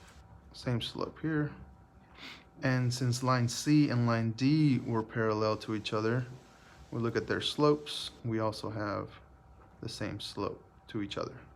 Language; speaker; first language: English; native; English